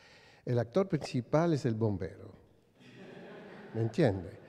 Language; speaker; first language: Spanish; non-native, fluent; French